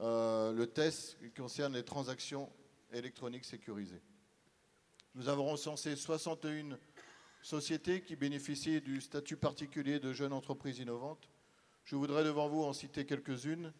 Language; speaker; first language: French; native; French